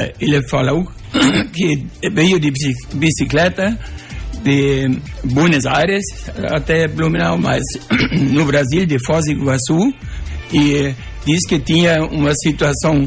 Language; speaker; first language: Portuguese; non-native, local second language; German